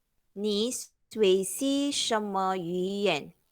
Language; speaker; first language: Chinese; non-native, local second language; Malay